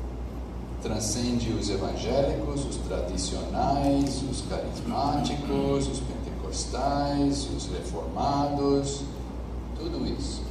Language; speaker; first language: Portuguese; non-native, fluent; English